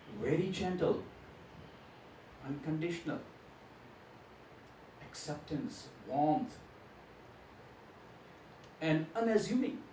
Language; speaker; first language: English; non-native, local second language; Gujarati